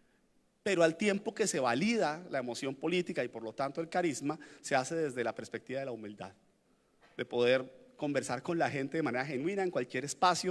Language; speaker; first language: Spanish; native; Spanish